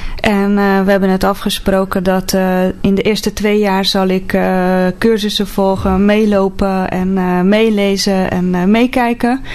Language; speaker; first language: Dutch; non-native, fluent; Hungarian